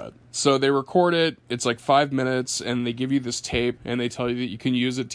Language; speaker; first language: English; native; English